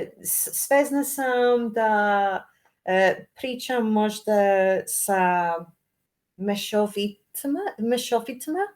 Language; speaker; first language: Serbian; non-native, learner; English